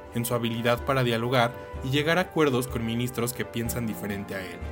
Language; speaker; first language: Spanish; native; Spanish